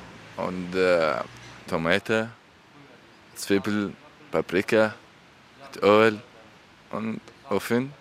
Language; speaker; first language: German; non-native, learner; Arabic